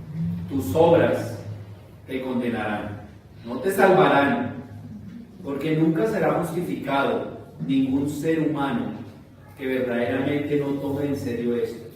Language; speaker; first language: Spanish; native; Spanish